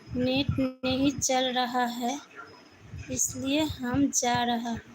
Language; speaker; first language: Hindi; non-native, local second language; Bangla